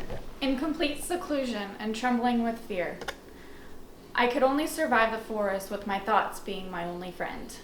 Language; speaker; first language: English; native; English